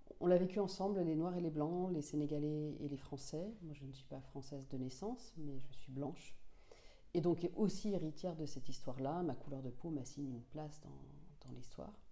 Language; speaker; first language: French; non-native, local second language; Finnish